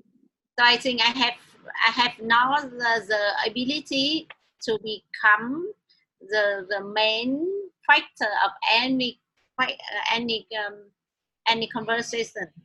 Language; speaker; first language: English; non-native, learner; Vietnamese